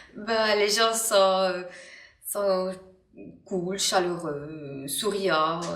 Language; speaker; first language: French; non-native, local second language; Arabic